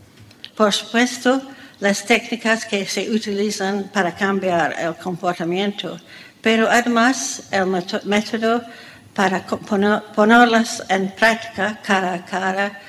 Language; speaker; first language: Spanish; non-native, fluent; English